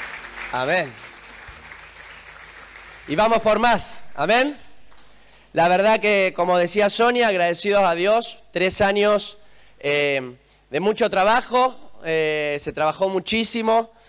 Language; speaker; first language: Spanish; native; Spanish